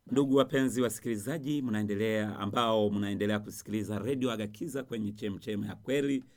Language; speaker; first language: Swahili; non-native, local second language; Rundi